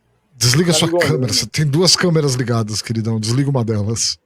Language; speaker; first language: Portuguese; native; Portuguese